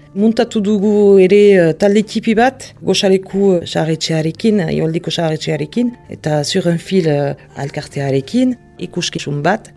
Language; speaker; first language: Basque; native; Basque